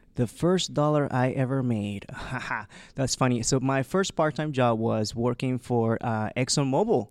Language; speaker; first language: English; early bilingual, other home language; Chinese